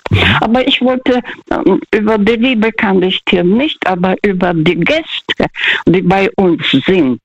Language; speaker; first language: German; early bilingual, heritage; Russian